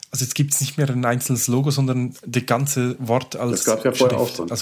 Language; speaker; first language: German; native; German